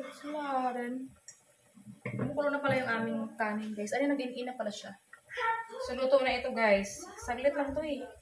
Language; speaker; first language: Filipino; native; Filipino